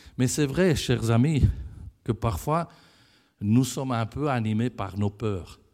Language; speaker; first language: French; non-native, fluent; Italian